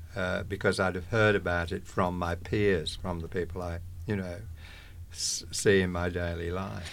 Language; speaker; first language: English; native; English